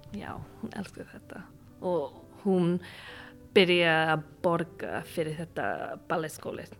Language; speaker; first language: Icelandic; non-native, fluent; English